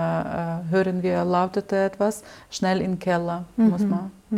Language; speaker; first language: German; non-native, learner; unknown